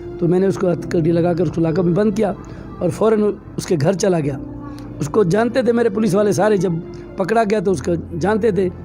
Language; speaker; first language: Urdu; non-native, local second language; Sindhi